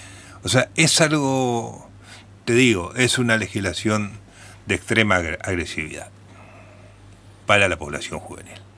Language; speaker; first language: Spanish; native; Spanish